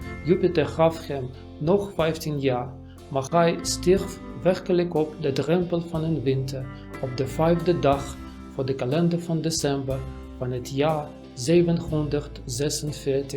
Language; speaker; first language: Dutch; non-native, learner; Russian